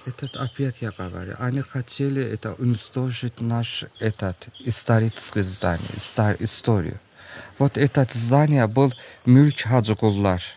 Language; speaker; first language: Russian; non-native, local second language; Azerbaijani